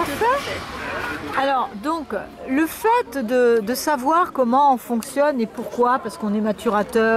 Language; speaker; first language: French; native; French